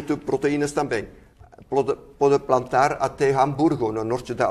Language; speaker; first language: Portuguese; non-native, fluent; Dutch